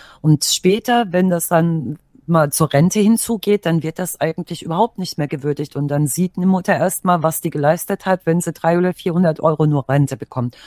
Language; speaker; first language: German; native; German